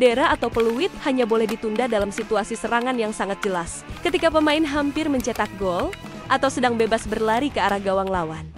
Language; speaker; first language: Indonesian; native; Indonesian